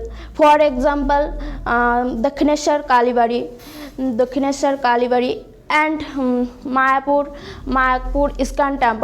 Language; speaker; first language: English; non-native, learner; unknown